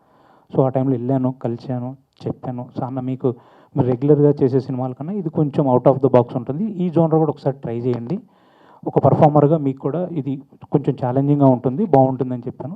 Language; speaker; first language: Telugu; native; Telugu